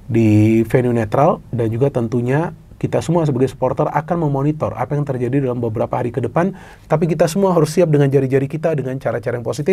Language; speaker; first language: Indonesian; native; Indonesian